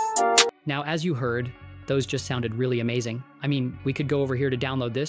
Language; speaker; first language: English; native; English